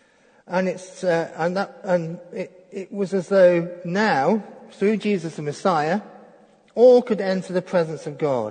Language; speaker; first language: English; native; English